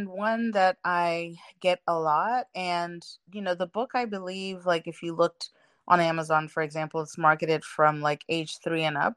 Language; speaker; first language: English; non-native, local second language; Shona